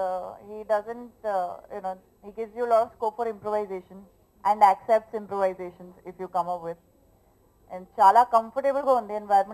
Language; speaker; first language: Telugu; non-native, local second language; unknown